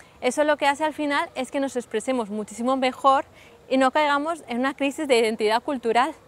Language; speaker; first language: Spanish; early bilingual, other home language; Sindhi